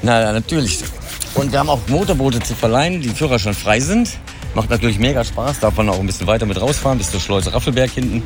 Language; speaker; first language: German; native; German